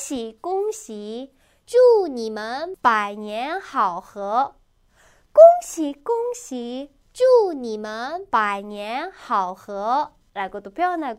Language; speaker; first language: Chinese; non-native, fluent; Korean